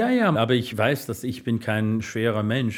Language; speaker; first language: German; non-native, fluent; English